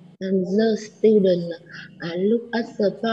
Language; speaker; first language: English; non-native, learner; Vietnamese